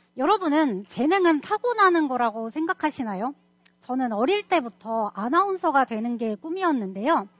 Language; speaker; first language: Korean; non-native, fluent; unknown